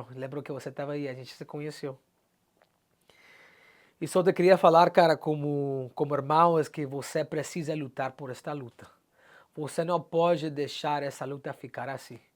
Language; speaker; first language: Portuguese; non-native, learner; English